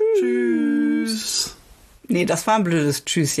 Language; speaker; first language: German; native; German